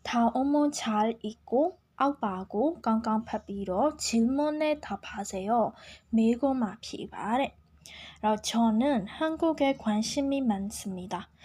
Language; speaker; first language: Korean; non-native, fluent; Burmese